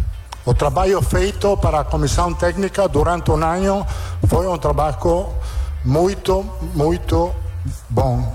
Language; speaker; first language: Portuguese; non-native, learner; Italian